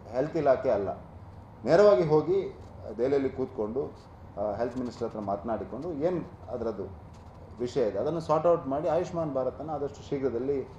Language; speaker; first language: Kannada; non-native, local second language; Tulu